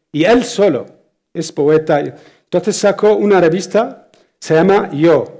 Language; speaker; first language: Spanish; non-native, fluent; Arabic